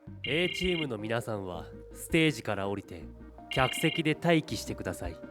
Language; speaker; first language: Japanese; native; Japanese